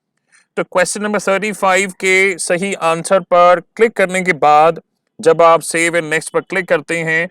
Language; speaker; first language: Hindi; native; Hindi